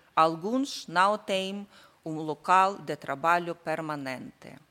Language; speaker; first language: Portuguese; non-native, learner; Ukrainian